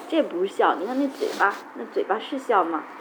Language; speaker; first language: Chinese; native; Chinese